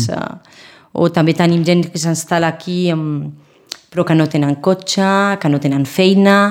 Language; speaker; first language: Catalan; non-native, local second language; Spanish